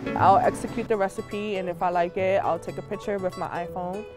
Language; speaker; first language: English; native; English